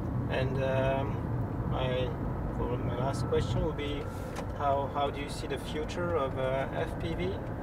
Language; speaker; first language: English; non-native, fluent; French